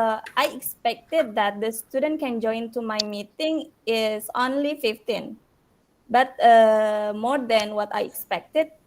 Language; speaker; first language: English; non-native, learner; Indonesian